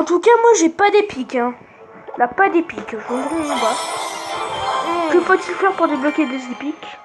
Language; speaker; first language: French; native; French